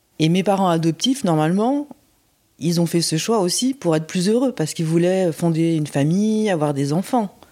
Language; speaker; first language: French; native; French